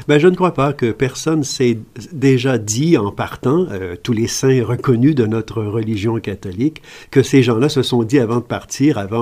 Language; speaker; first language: French; native; French